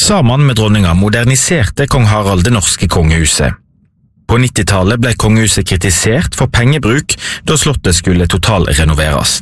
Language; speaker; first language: Norwegian; native; Norwegian